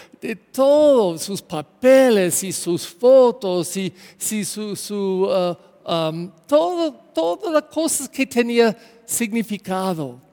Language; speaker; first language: Spanish; non-native, learner; English